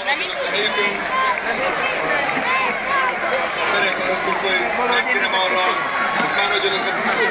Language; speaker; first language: Hungarian; native; Hungarian